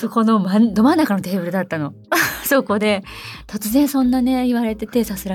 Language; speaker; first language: Japanese; native; Japanese